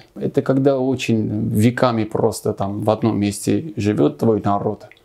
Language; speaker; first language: Russian; non-native, local second language; Armenian